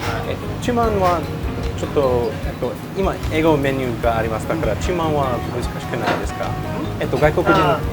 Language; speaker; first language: Japanese; non-native, learner; English